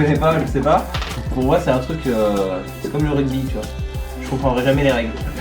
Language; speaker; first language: French; native; French